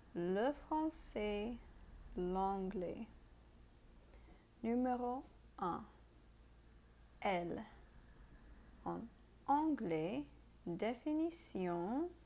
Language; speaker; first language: French; non-native, fluent; English